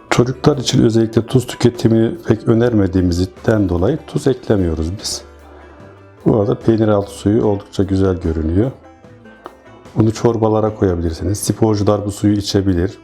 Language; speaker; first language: Turkish; native; Turkish